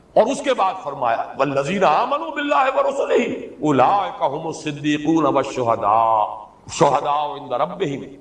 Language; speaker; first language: Urdu; native; Urdu